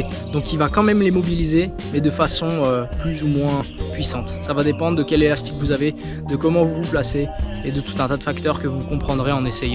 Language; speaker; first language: French; native; French